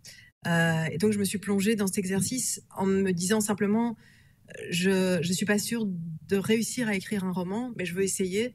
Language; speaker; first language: French; native; French